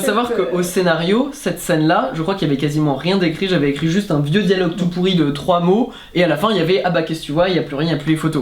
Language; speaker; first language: French; native; French